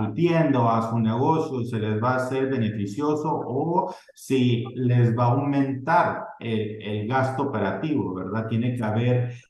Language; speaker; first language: Spanish; early bilingual, heritage; Spanish